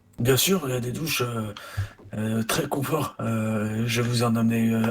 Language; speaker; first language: French; native; French